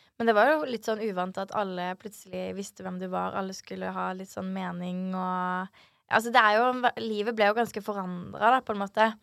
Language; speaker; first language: Norwegian; native; Norwegian